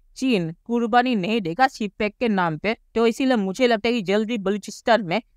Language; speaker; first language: Hindi; native; Hindi